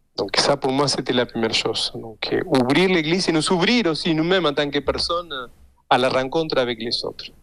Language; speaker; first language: French; non-native, fluent; Spanish